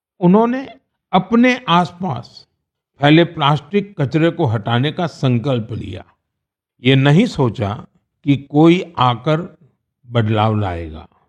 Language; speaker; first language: Hindi; non-native, local second language; Gujarati